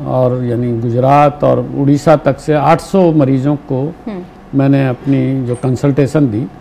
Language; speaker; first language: Hindi; native; Hindi